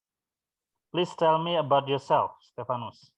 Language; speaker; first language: English; non-native, fluent; Indonesian